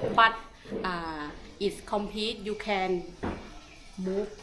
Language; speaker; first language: English; non-native, learner; Thai